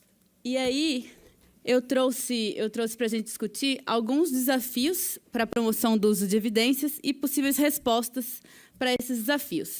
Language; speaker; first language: Portuguese; native; Portuguese